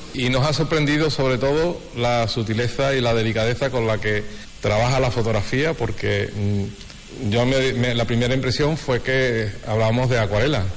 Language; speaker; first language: Spanish; native; Spanish